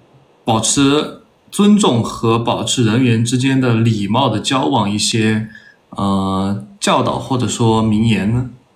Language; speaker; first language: Chinese; native; Chinese